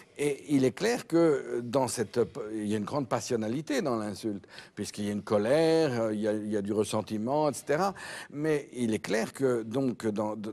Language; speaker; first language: French; native; French